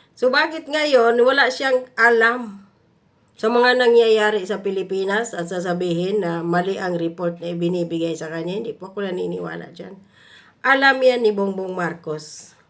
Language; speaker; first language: Filipino; non-native, local second language; Cebuano